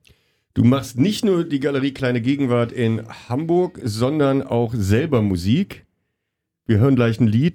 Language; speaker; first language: German; native; German